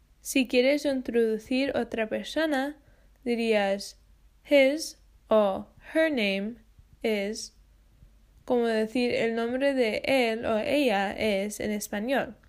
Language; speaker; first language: Spanish; non-native, learner; English